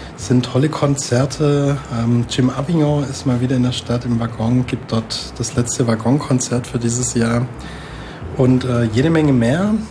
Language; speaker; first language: German; native; German